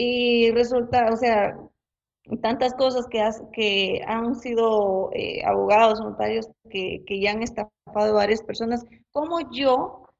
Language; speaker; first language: Spanish; native; Spanish